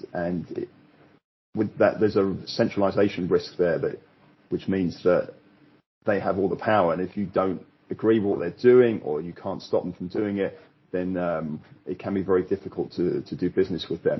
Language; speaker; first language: English; native; English